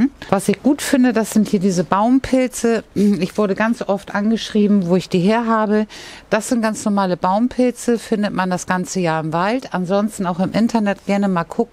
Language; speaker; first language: German; native; German